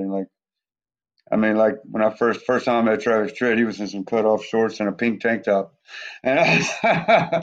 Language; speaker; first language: English; native; English